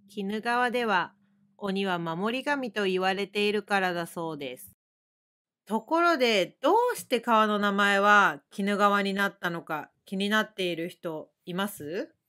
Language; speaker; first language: Japanese; native; Japanese